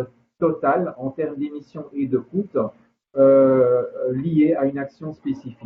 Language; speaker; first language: French; native; French